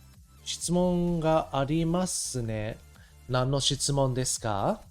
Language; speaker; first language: Japanese; non-native, learner; English